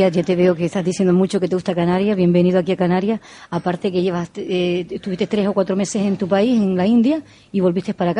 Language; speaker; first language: Spanish; native; Spanish